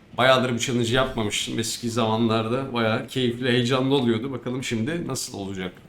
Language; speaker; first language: Turkish; native; Turkish